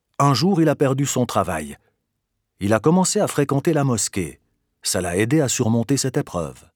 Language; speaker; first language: French; non-native, fluent; Albanian